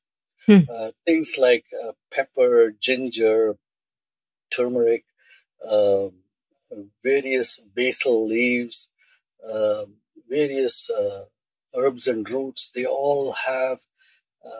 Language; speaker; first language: English; non-native, local second language; Tamil